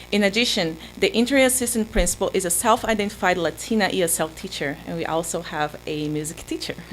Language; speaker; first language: English; non-native, fluent; Portuguese